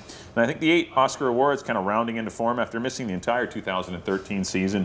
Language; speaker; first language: English; native; English